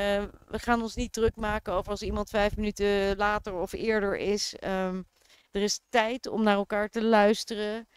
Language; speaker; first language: Dutch; native; Dutch